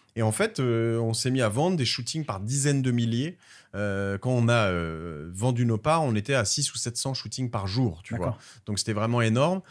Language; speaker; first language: French; native; French